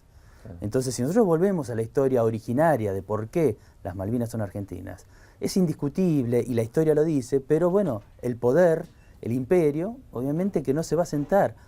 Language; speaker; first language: Spanish; native; Spanish